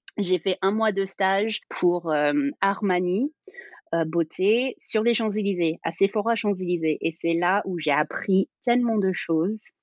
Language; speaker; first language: French; early bilingual, heritage; French